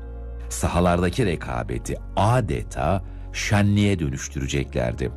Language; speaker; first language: Turkish; native; Turkish